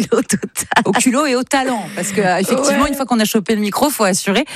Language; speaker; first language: French; native; French